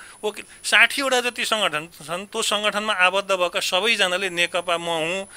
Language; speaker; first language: Nepali; native; Nepali